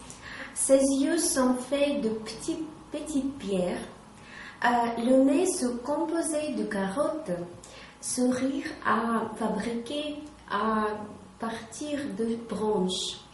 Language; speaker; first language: French; non-native, learner; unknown